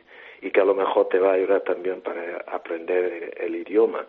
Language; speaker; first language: Spanish; non-native, fluent; Igbo